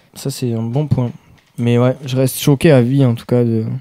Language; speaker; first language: French; native; French